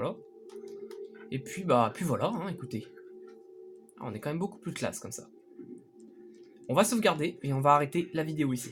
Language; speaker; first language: French; native; French